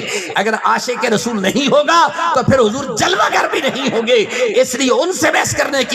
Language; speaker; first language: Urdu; non-native, local second language; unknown